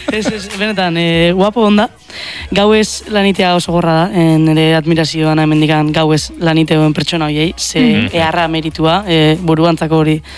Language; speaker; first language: Basque; native; Basque